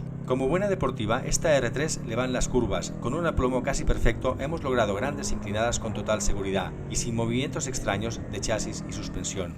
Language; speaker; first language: Spanish; native; Spanish